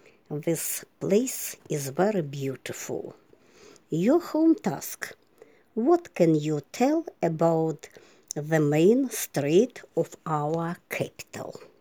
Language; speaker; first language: English; non-native, fluent; Ukrainian